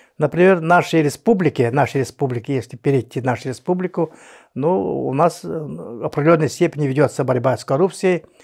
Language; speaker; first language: Russian; non-native, local second language; Yakut